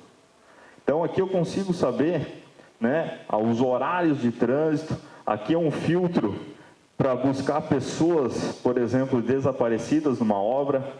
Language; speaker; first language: Portuguese; native; Portuguese